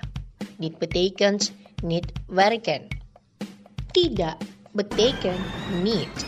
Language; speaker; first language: Dutch; non-native, learner; Indonesian